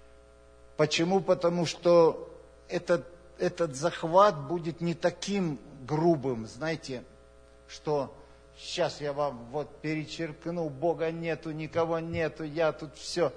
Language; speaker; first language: Russian; native; Russian